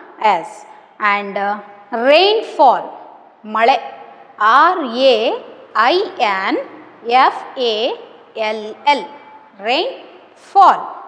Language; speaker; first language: English; non-native, local second language; Kannada